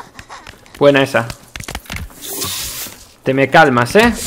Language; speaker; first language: Spanish; native; Spanish